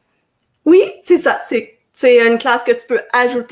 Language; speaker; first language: French; native; French